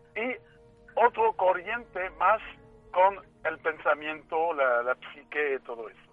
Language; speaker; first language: Spanish; non-native, fluent; French